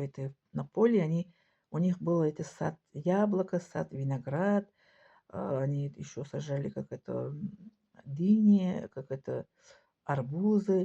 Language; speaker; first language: Russian; non-native, local second language; Tajik